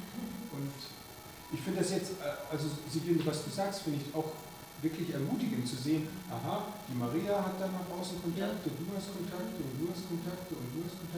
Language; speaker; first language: German; native; German